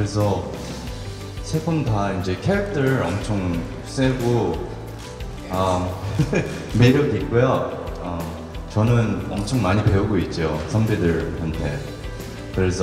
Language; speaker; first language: Korean; early bilingual, heritage; English